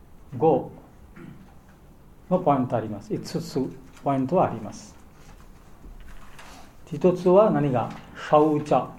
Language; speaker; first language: Japanese; non-native, learner; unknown